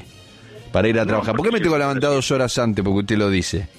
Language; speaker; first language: Spanish; native; Spanish